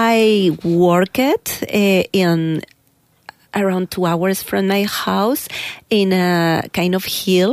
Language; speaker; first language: English; non-native, learner; Spanish